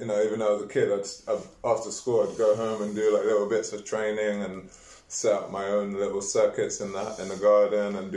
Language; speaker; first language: English; native; English